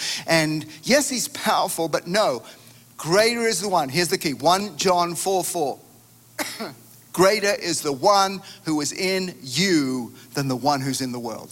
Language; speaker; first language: English; native; English